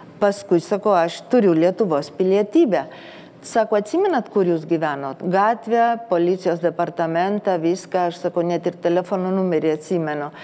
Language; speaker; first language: Lithuanian; early bilingual, heritage; Lithuanian